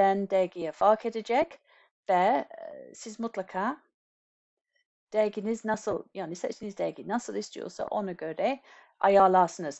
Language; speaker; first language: Turkish; non-native, fluent; English